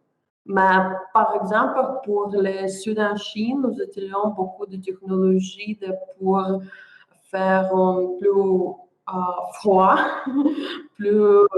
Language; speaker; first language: French; non-native, learner; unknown